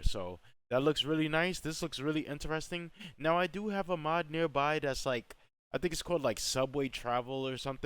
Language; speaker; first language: English; native; English